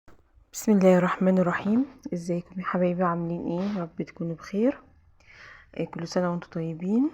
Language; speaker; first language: Arabic; native; Arabic